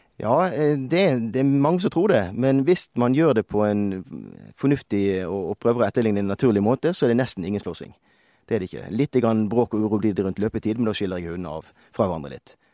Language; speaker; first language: Norwegian; native; Norwegian